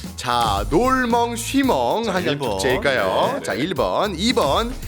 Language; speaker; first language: Korean; non-native, fluent; French